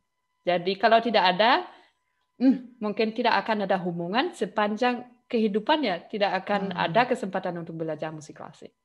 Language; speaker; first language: Indonesian; non-native, fluent; German